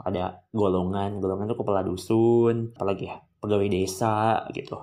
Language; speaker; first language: Indonesian; non-native, local second language; Sundanese